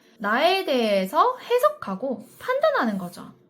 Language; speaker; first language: Korean; native; Korean